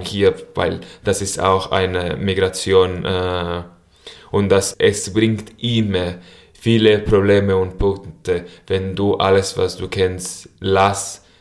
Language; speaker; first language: German; non-native, learner; Spanish